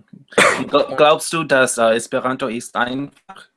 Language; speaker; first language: German; non-native, learner; Spanish